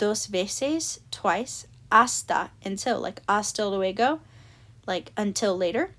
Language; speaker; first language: Spanish; non-native, learner; English